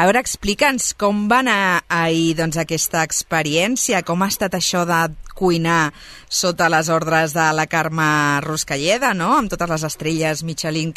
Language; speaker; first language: Catalan; native; Catalan